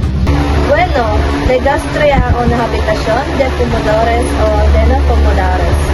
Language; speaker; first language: Spanish; non-native, learner; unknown